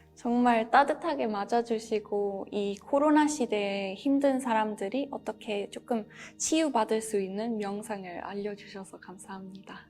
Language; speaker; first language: Korean; non-native, fluent; English